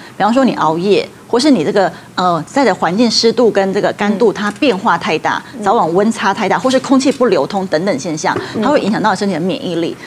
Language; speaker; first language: Chinese; native; Chinese